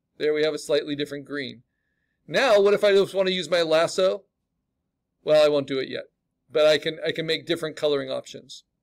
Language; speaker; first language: English; native; English